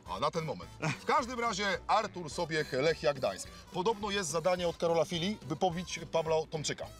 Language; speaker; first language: Polish; native; Polish